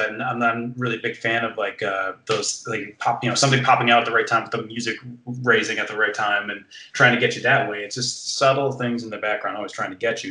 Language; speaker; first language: English; native; English